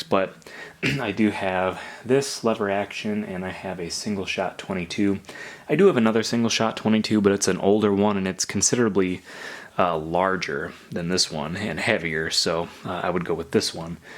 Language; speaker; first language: English; native; English